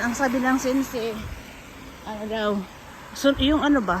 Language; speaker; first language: Filipino; native; Filipino